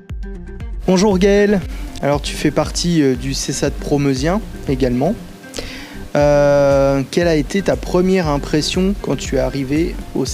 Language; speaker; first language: French; native; French